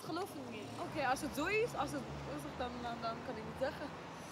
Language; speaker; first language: Dutch; non-native, fluent; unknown